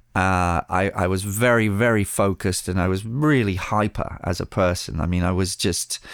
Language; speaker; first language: English; early bilingual, other home language; Spanish